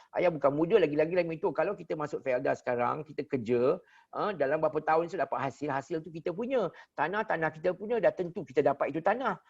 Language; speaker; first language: Malay; native; Malay